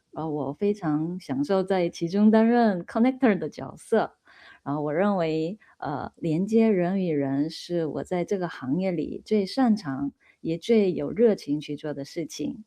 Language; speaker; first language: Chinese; non-native, fluent; Korean